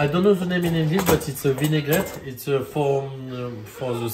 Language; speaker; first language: English; non-native, learner; French